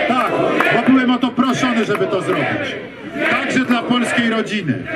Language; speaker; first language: Polish; native; Polish